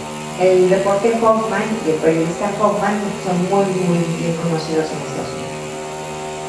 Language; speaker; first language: Spanish; native; Spanish